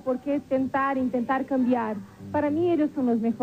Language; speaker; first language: Spanish; non-native, fluent; Portuguese